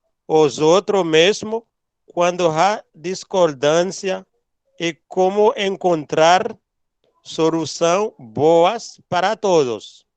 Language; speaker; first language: Portuguese; non-native, learner; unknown